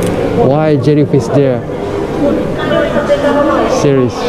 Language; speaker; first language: English; non-native, learner; Japanese